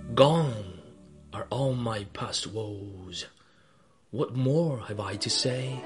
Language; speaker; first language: English; non-native, fluent; Chinese